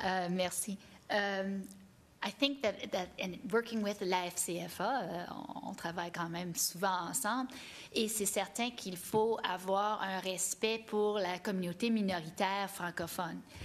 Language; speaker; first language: French; non-native, fluent; English